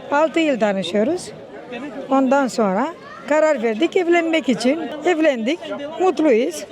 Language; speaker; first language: Turkish; early bilingual, heritage; Turkish